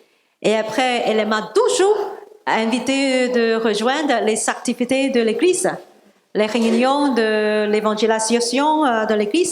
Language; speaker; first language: French; non-native, learner; Cantonese